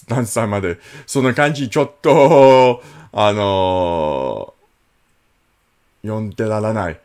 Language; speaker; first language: Japanese; non-native, learner; English